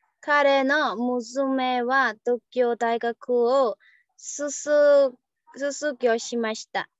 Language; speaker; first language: Japanese; non-native, learner; Burmese